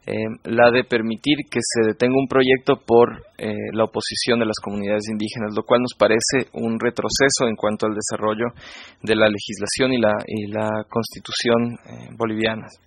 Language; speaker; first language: Spanish; native; Spanish